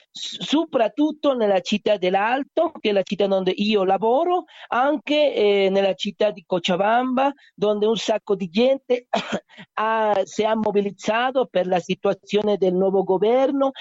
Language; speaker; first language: Italian; non-native, learner; Spanish